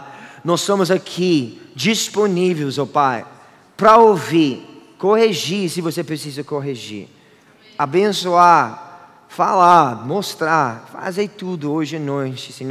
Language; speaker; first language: Portuguese; non-native, fluent; English